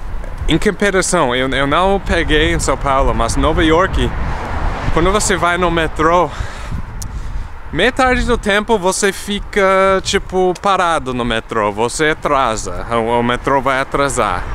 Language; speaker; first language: Portuguese; non-native, fluent; English